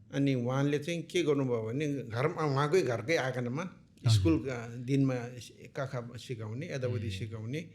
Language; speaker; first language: Nepali; non-native, local second language; Gurung